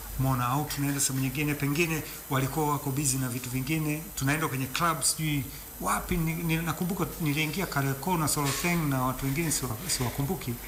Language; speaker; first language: Swahili; non-native, fluent; Danish